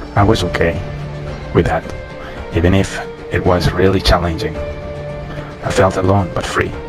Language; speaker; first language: English; non-native, fluent; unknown